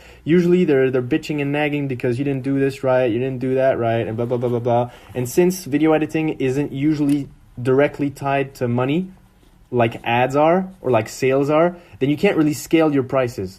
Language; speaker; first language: English; non-native, fluent; French